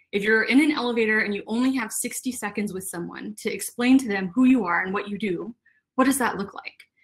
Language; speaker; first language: English; native; English